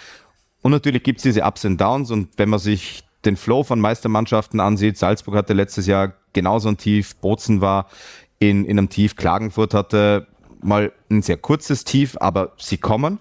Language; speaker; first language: German; native; German